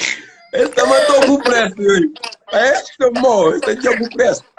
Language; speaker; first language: Portuguese; non-native, learner; Kabuverdianu